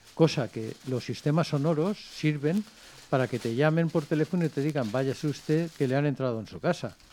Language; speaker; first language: Spanish; non-native, local second language; Catalan